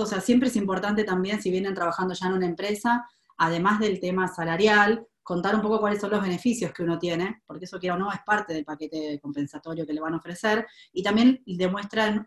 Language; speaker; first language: Spanish; native; Spanish